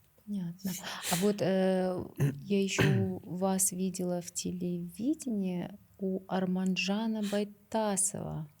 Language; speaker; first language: Russian; non-native, local second language; Kazakh